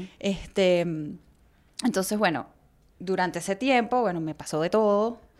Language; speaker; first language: Spanish; native; Spanish